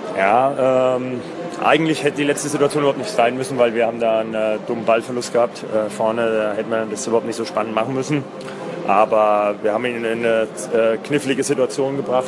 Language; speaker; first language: German; native; German